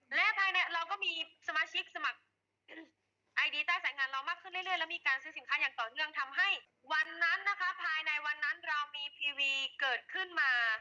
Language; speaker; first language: Thai; native; Thai